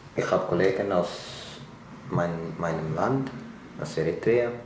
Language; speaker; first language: German; non-native, fluent; Tigrinya